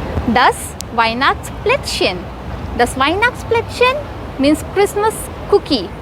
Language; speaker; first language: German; non-native, fluent; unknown